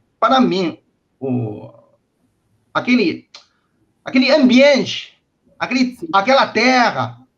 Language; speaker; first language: Portuguese; non-native, fluent; Chinese